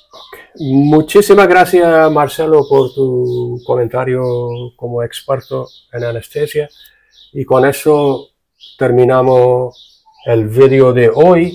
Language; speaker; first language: Spanish; non-native, fluent; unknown